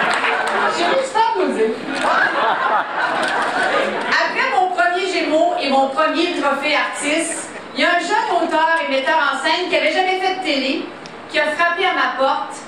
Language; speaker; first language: French; native; French